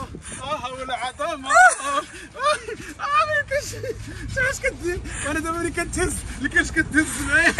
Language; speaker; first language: Arabic; native; Arabic